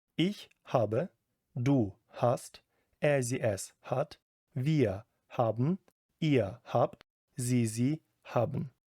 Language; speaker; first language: German; non-native, fluent; Ukrainian